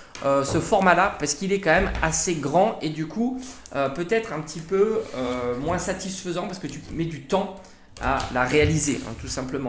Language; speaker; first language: French; native; French